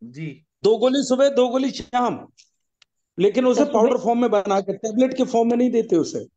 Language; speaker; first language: Hindi; native; Hindi